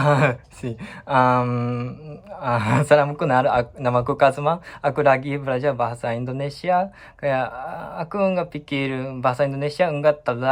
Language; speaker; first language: Indonesian; non-native, learner; Japanese